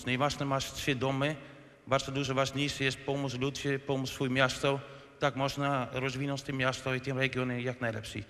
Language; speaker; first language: Polish; non-native, fluent; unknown